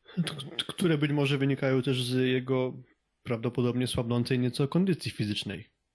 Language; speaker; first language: Polish; native; Polish